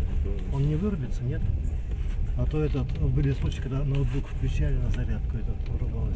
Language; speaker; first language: Russian; native; Russian